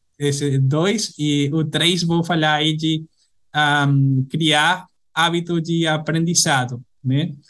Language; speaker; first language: Portuguese; non-native, fluent; Spanish